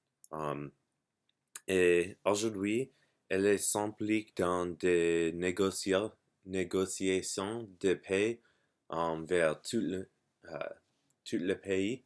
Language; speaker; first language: French; non-native, learner; English